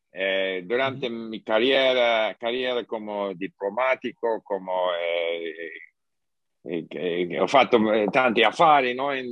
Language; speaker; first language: Italian; non-native, learner; English